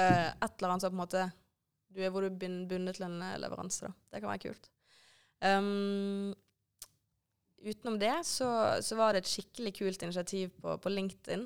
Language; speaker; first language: Norwegian; native; Norwegian